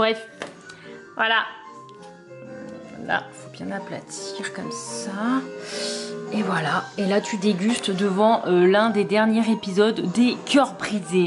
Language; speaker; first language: French; native; French